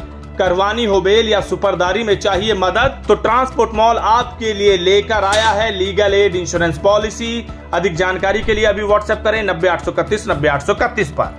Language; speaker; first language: Hindi; native; Hindi